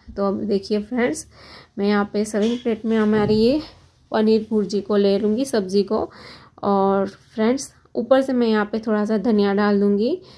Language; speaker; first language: Hindi; non-native, local second language; Gujarati